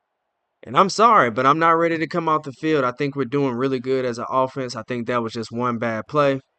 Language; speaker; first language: English; native; English